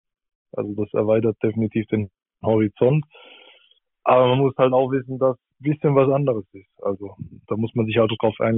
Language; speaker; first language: German; native; German